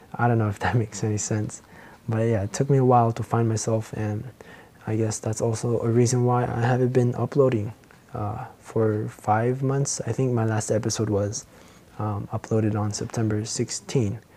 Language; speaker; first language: English; non-native, local second language; Filipino